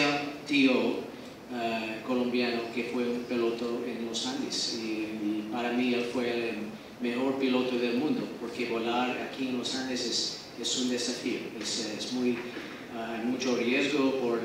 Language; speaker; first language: Spanish; non-native, fluent; English